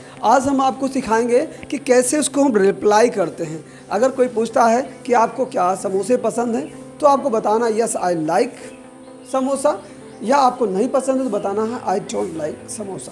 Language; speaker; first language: Hindi; native; Hindi